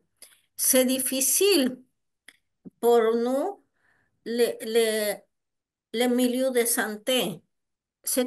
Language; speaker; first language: French; non-native, learner; Spanish